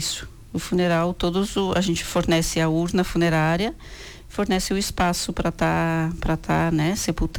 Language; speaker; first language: Portuguese; native; Portuguese